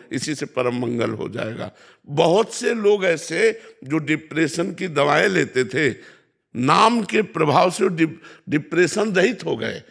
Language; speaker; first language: Hindi; native; Hindi